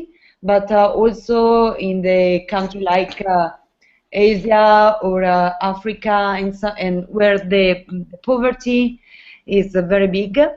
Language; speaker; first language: English; non-native, learner; Italian